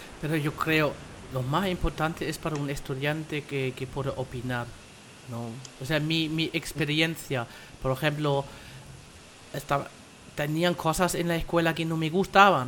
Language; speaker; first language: Spanish; non-native, fluent; German